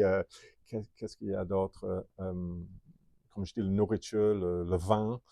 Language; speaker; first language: French; non-native, fluent; English